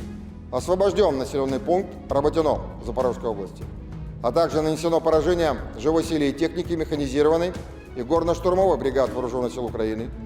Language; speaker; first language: Russian; native; Russian